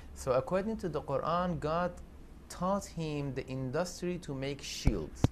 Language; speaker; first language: English; non-native, fluent; Persian